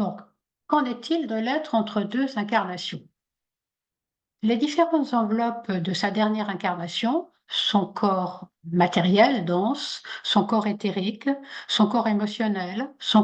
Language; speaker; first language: French; native; French